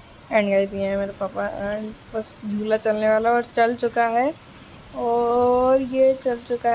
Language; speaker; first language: Hindi; native; Hindi